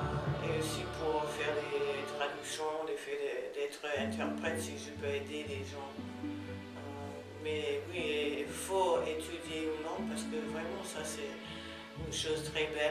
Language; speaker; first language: French; non-native, fluent; English